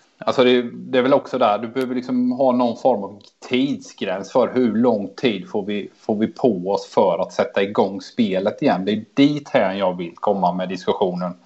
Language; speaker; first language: Swedish; native; Swedish